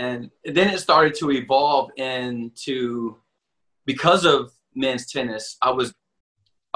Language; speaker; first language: English; native; English